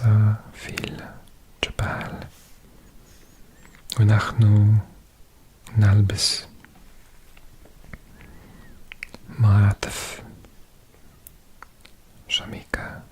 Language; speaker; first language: Arabic; non-native, learner; English